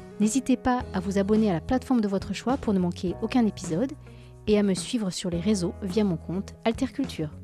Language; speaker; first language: French; native; French